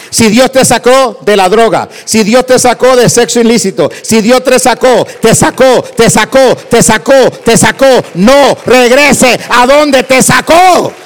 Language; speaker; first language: Spanish; early bilingual, heritage; Spanish